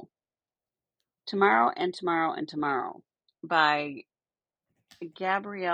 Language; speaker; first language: English; native; English